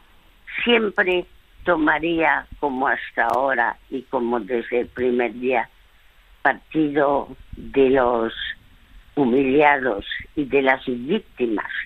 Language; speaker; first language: Spanish; early bilingual, other home language; French